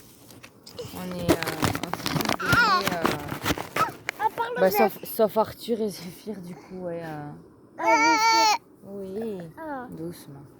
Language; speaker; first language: French; native; French